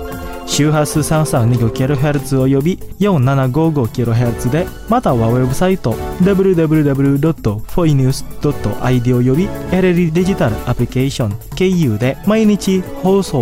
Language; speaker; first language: Japanese; non-native, fluent; Indonesian